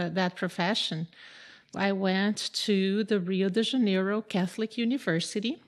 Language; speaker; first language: English; non-native, fluent; Portuguese